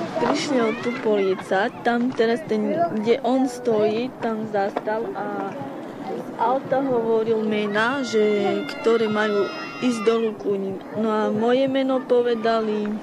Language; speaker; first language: Slovak; non-native, local second language; Romany